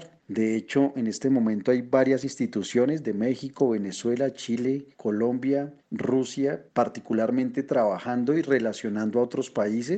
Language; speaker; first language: Spanish; native; Spanish